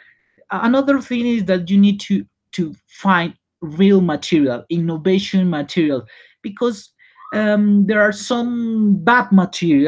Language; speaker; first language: English; non-native, learner; Spanish